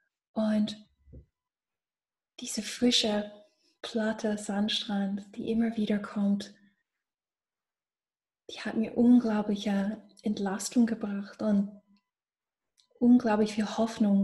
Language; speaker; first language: German; non-native, fluent; English